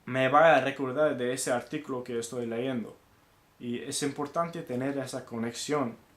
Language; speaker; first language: Spanish; non-native, fluent; English